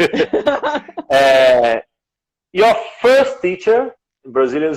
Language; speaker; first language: English; non-native, learner; Portuguese